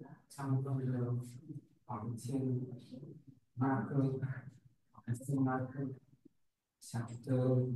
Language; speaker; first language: Chinese; non-native, learner; Vietnamese